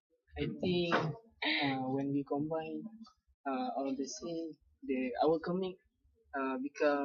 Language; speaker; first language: English; non-native, local second language; Malay